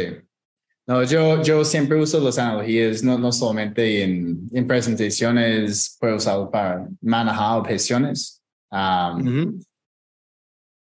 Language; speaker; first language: Spanish; non-native, fluent; English